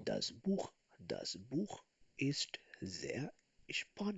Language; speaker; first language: German; non-native, fluent; Urdu